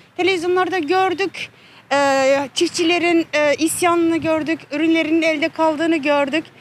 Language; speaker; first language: Turkish; native; Turkish